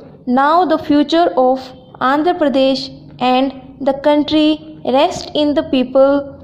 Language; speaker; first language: English; non-native, local second language; Hindi